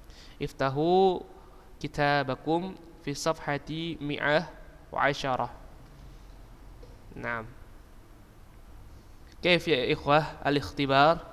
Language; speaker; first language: Arabic; non-native, fluent; Indonesian